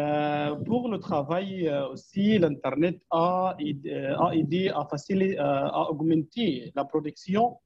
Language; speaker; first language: French; non-native, fluent; Arabic